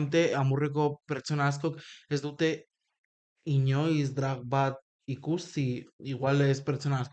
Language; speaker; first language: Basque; non-native, local second language; Spanish